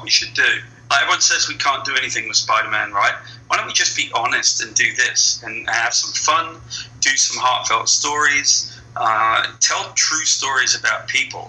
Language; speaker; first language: English; native; English